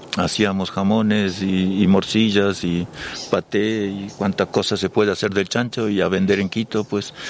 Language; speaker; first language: Spanish; early bilingual, other home language; German